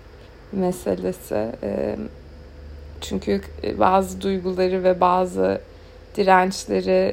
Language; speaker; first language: Turkish; native; Turkish